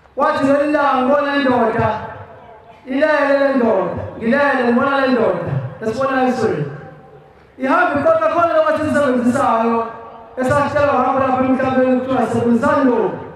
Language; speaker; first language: Zulu; native; Zulu